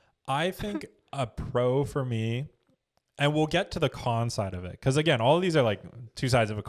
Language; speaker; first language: English; native; English